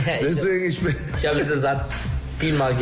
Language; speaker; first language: German; non-native, learner; Turkish